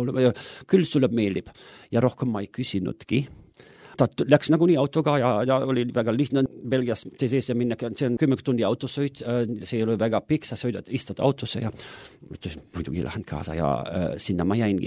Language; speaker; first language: Estonian; non-native, fluent; German